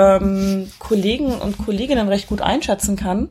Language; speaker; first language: German; native; German